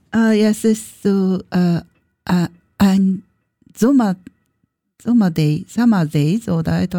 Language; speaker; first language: German; non-native, learner; Japanese